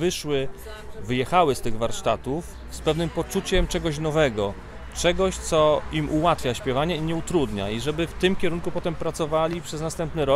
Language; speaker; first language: Polish; native; Polish